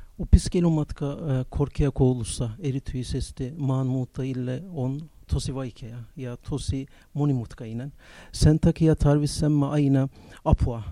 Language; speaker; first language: Finnish; non-native, learner; Turkish